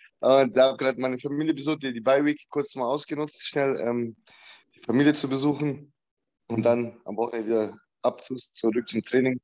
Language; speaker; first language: German; early bilingual, other home language; Bosnian